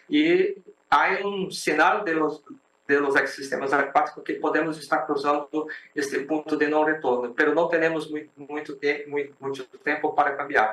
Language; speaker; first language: Spanish; non-native, fluent; Portuguese